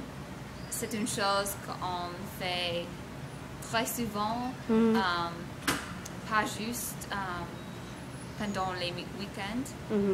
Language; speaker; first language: French; non-native, learner; English